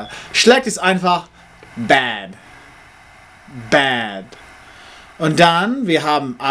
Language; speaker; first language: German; non-native, learner; English